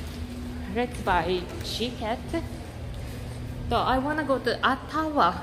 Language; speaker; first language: English; non-native, learner; Japanese